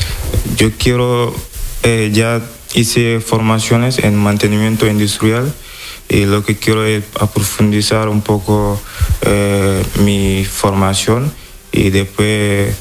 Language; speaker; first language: Spanish; non-native, fluent; Wolof